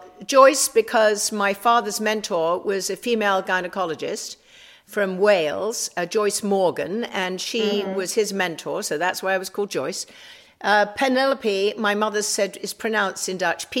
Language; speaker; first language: English; native; English